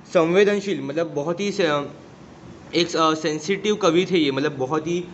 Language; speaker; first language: Hindi; non-native, local second language; Marathi